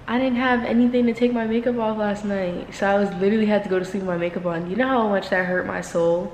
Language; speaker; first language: English; native; English